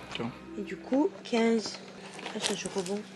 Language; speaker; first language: French; native; French